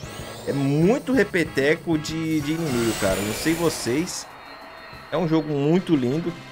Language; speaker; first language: Portuguese; native; Portuguese